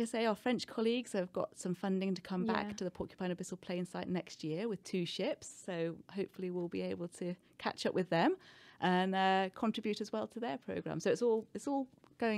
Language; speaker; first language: English; native; English